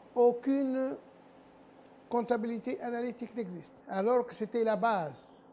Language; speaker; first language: French; non-native, local second language; Arabic